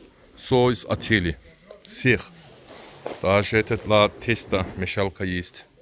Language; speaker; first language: Russian; non-native, learner; Turkish